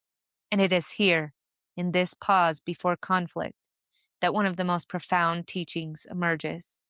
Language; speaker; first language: English; native; English